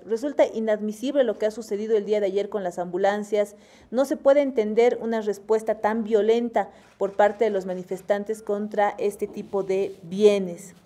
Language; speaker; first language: Spanish; native; Spanish